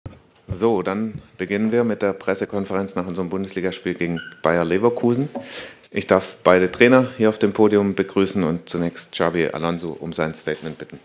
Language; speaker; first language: German; native; German